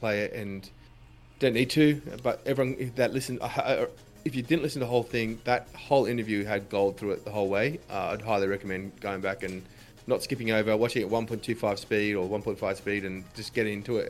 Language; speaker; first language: English; native; English